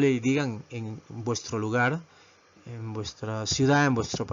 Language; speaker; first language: Spanish; native; Spanish